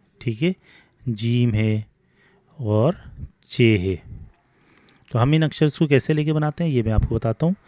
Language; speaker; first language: Urdu; native; Urdu